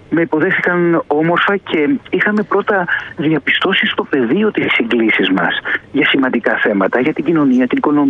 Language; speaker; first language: Greek; native; Greek